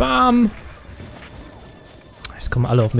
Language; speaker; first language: German; native; German